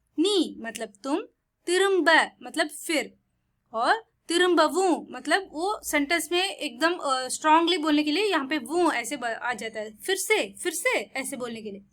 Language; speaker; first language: Hindi; non-native, local second language; Tamil